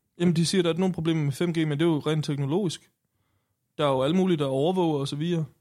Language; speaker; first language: Danish; native; Danish